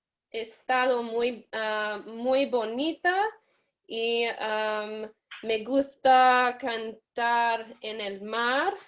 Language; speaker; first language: Spanish; non-native, learner; English